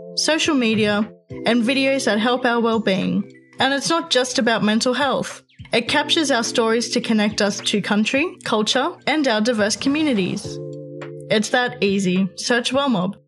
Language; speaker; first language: English; native; English